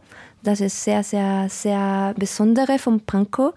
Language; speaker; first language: German; non-native, learner; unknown